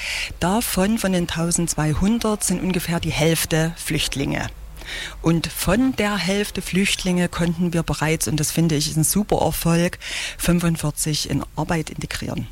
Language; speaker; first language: German; native; German